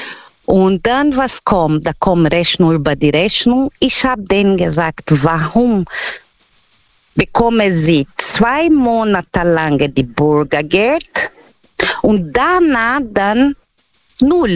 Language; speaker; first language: German; non-native, learner; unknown